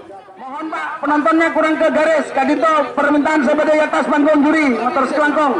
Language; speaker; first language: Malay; non-native, local second language; Madurese